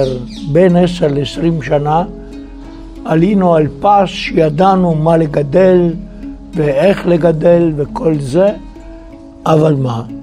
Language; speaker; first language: Hebrew; non-native, fluent; Italian